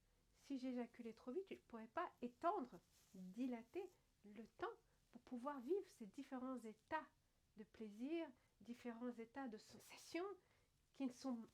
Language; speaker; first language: French; native; French